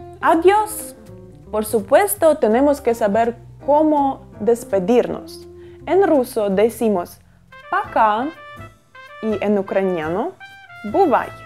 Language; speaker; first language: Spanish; non-native, fluent; Russian